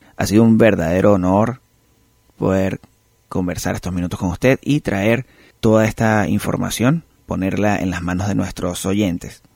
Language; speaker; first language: Spanish; native; Spanish